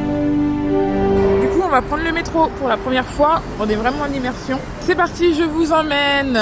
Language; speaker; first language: French; native; French